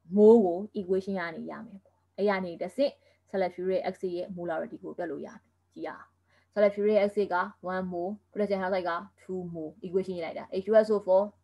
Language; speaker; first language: Burmese; native; Burmese